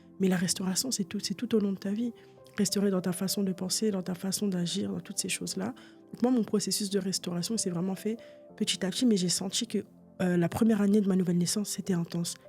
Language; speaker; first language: French; early bilingual, other home language; Portuguese